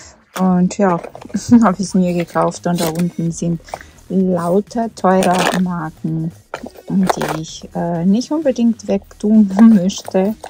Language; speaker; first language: German; non-native, fluent; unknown